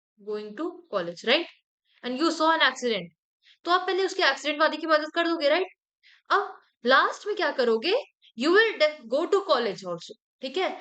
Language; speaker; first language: Hindi; native; Hindi